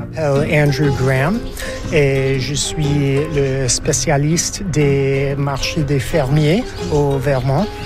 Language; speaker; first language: French; non-native, fluent; English